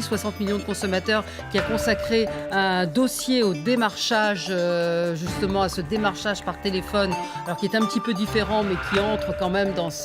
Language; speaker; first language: French; native; French